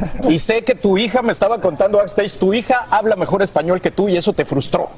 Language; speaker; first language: Spanish; native; Spanish